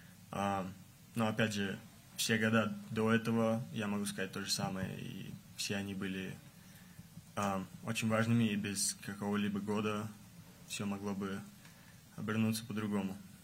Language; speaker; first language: Russian; native; Russian